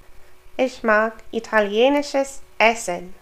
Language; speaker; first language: German; non-native, fluent; English